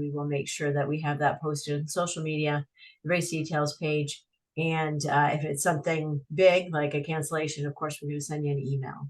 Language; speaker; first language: English; native; English